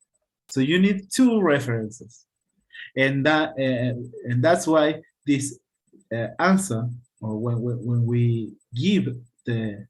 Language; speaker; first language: English; non-native, fluent; Spanish